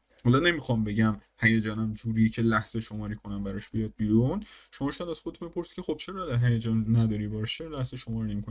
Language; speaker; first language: Persian; native; Persian